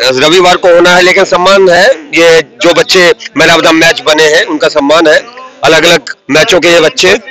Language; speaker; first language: Hindi; non-native, local second language; Punjabi